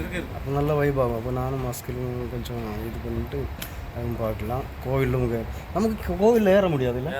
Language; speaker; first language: Tamil; non-native, local second language; Malayalam